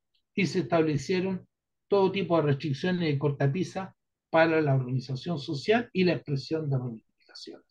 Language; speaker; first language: Spanish; native; Spanish